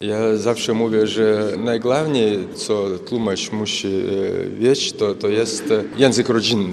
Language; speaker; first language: Polish; non-native, fluent; Lithuanian